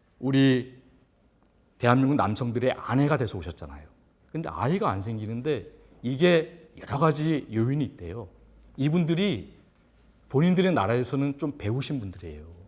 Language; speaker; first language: Korean; native; Korean